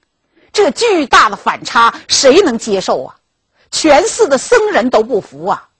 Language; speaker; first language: Chinese; native; Chinese